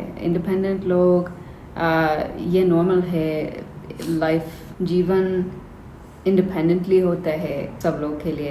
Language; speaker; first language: Hindi; non-native, learner; English